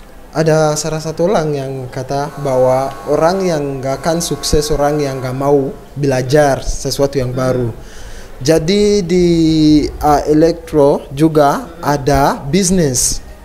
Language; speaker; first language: Indonesian; non-native, fluent; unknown